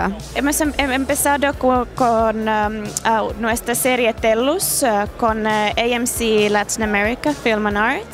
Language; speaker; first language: Spanish; non-native, fluent; Finnish